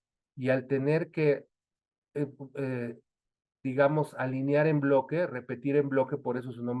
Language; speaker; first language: Spanish; native; Spanish